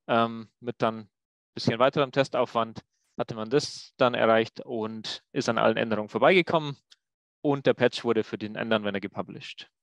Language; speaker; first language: German; native; German